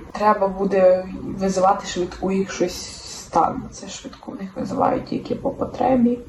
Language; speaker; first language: Ukrainian; native; Ukrainian